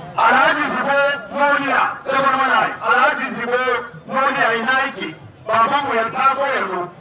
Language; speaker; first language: Hausa; non-native, local second language; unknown